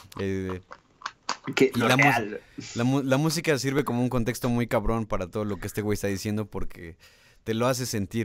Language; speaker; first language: Spanish; native; Spanish